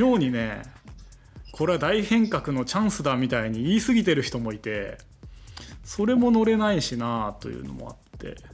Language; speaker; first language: Japanese; native; Japanese